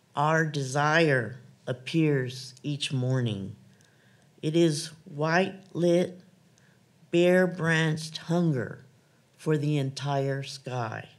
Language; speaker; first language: English; native; English